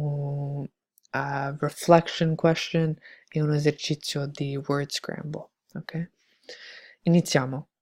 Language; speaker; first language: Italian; non-native, fluent; English